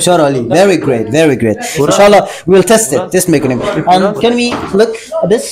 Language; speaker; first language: English; non-native, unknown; Persian